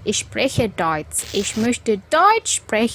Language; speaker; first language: German; non-native, fluent; Indonesian